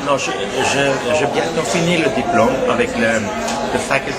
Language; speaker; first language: French; non-native, learner; Norwegian